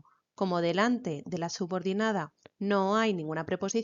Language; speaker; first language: Spanish; native; Spanish